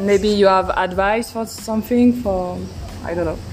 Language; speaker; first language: English; non-native, learner; French